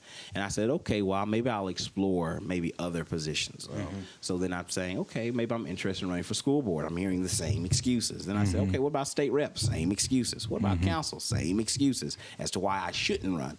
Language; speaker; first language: English; native; English